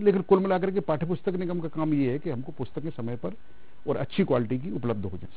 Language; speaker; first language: Hindi; native; Hindi